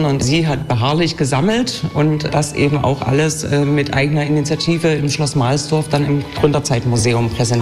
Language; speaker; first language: German; native; German